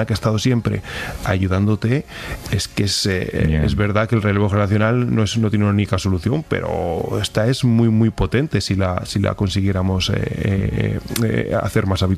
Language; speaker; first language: Spanish; native; Spanish